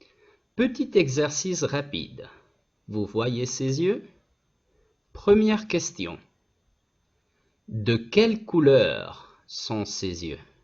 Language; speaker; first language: French; non-native, fluent; Spanish